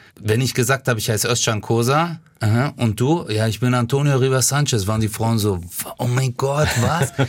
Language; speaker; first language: German; early bilingual, other home language; Turkish